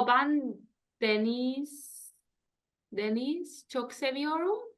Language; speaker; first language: Turkish; non-native, learner; German